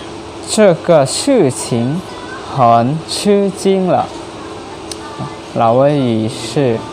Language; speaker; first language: Chinese; non-native, learner; Hmong